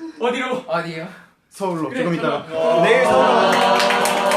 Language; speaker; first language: Korean; native; Korean